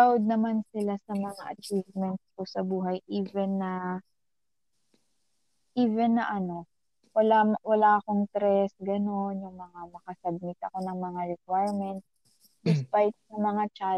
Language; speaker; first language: English; non-native, local second language; Filipino